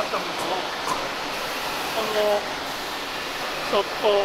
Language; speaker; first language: Japanese; native; Japanese